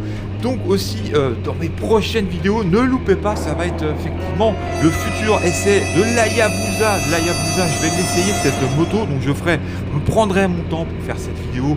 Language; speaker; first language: French; native; French